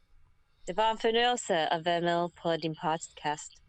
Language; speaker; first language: Danish; non-native, learner; English